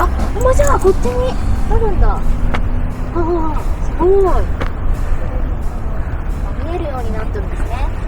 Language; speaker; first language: Japanese; native; Japanese